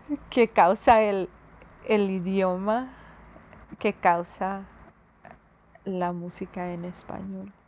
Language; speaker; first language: Spanish; early bilingual, heritage; Spanish